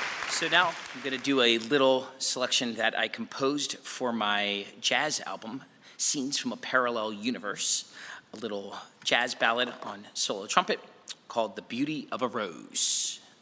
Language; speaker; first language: English; native; English